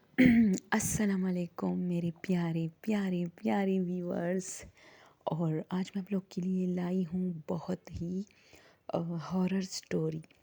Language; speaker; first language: Urdu; non-native, local second language; Pashto